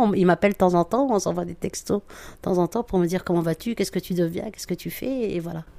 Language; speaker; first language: French; native; French